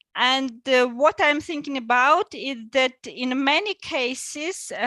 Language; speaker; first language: English; non-native, fluent; Ukrainian